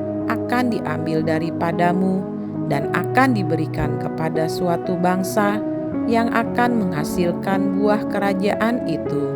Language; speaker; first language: Indonesian; native; Indonesian